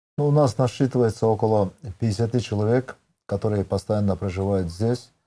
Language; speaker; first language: Russian; non-native, local second language; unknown